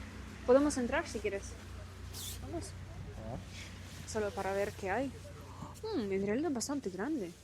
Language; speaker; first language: Spanish; non-native, learner; Russian